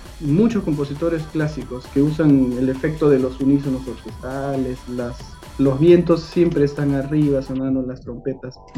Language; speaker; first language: Spanish; native; Spanish